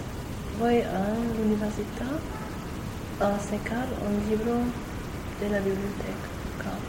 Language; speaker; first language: Spanish; non-native, learner; German